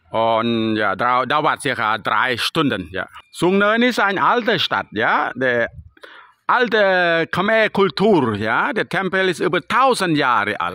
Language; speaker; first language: German; non-native, learner; Thai